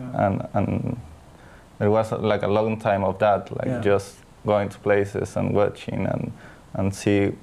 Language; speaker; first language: English; non-native, fluent; Spanish